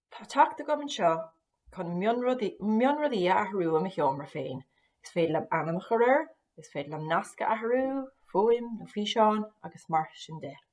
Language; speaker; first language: Irish; native; Irish